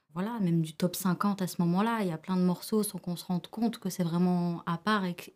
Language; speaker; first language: French; early bilingual, other home language; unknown